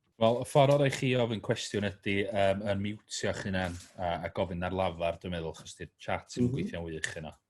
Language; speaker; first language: Welsh; native; Welsh